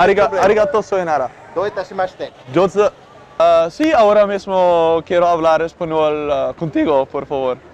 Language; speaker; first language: Spanish; non-native, learner; Dutch